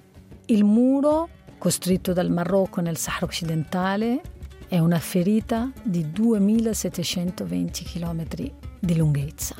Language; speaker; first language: Italian; non-native, fluent; Arabic